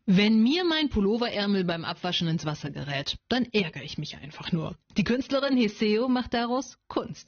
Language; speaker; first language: German; native; German